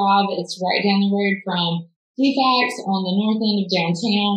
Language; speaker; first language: English; native; English